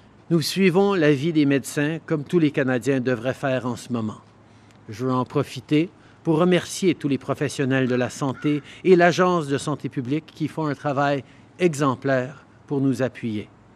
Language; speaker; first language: French; early bilingual, heritage; French